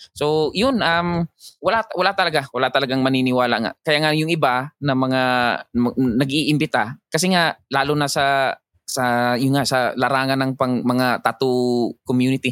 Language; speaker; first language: Filipino; non-native, local second language; Cebuano